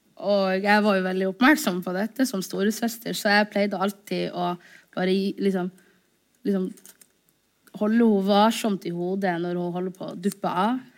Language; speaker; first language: Norwegian; early bilingual, other home language; Somali